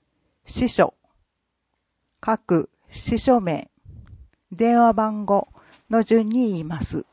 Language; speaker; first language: Japanese; native; Japanese